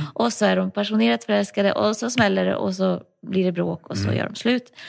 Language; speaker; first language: Swedish; native; Swedish